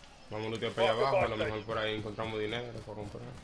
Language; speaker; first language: Spanish; early bilingual, heritage; Spanish